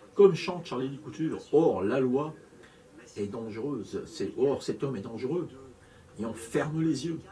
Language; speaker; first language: French; native; French